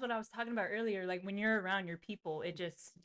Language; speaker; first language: English; native; English